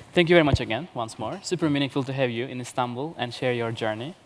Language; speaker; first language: English; non-native, fluent; Turkish